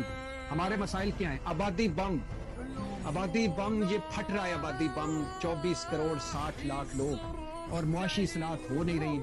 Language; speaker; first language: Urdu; non-native, local second language; Punjabi